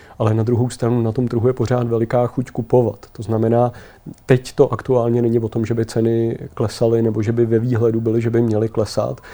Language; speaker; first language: Czech; native; Czech